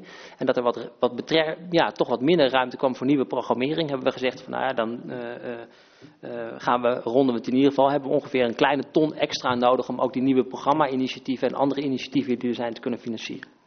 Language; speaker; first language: Dutch; native; Dutch